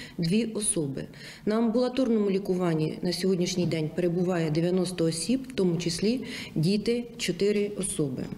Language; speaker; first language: Ukrainian; native; Ukrainian